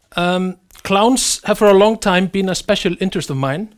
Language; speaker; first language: English; non-native, fluent; Icelandic